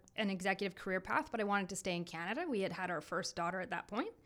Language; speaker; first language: English; native; English